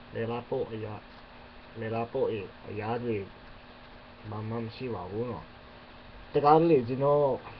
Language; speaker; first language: Burmese; non-native, learner; English